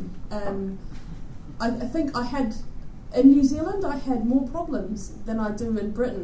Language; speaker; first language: English; native; English